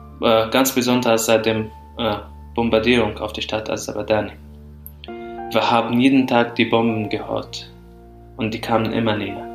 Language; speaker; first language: German; non-native, fluent; Arabic